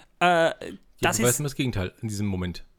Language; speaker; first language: German; native; German